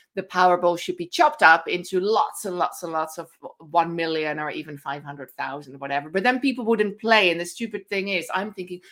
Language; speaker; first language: English; non-native, fluent; Dutch